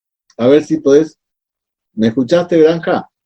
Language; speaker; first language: Spanish; native; Spanish